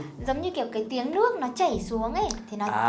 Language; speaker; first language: Vietnamese; native; Vietnamese